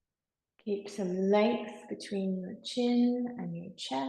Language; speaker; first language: English; native; English